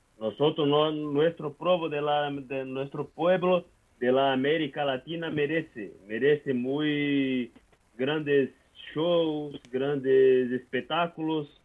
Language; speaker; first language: Spanish; non-native, learner; Portuguese